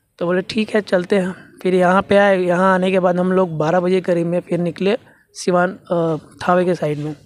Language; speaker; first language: Hindi; native; Hindi